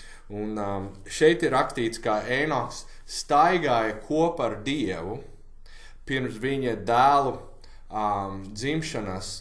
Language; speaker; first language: Latvian; non-native, learner; English